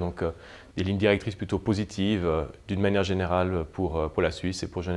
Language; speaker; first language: French; native; French